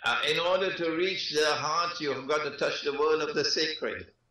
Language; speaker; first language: English; native; English